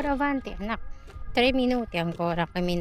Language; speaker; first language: Italian; non-native, learner; Filipino